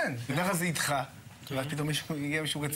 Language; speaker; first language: Hebrew; native; Hebrew